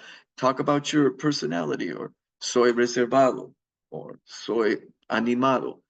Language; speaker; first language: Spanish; non-native, fluent; English